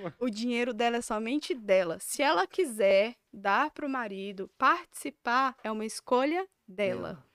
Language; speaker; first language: Portuguese; native; Portuguese